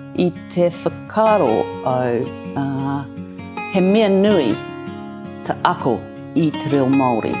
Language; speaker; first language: Māori; non-native, learner; English